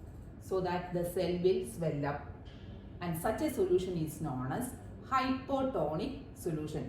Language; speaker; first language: English; non-native, local second language; Malayalam